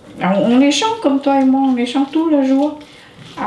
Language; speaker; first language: French; non-native, learner; Vietnamese